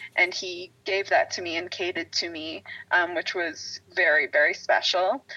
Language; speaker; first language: English; native; English